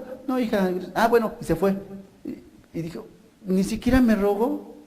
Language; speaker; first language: Spanish; native; Spanish